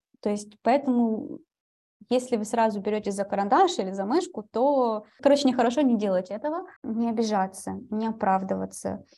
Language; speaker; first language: Russian; early bilingual, heritage; Russian